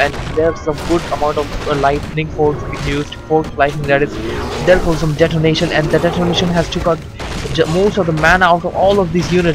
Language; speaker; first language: English; non-native, fluent; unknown